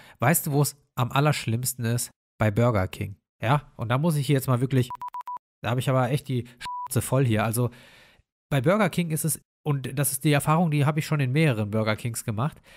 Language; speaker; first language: German; native; German